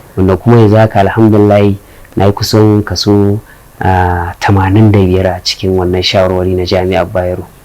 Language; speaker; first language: Hausa; native; Hausa